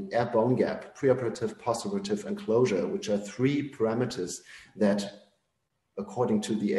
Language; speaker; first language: English; non-native, fluent; German